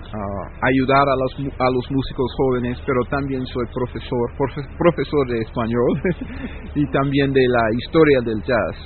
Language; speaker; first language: Spanish; non-native, fluent; English